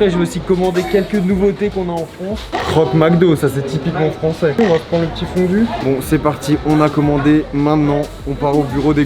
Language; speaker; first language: French; native; French